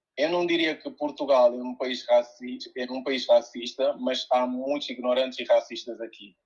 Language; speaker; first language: Portuguese; early bilingual, other home language; Upper Guinea Crioulo